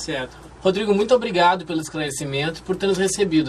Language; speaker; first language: Portuguese; native; Portuguese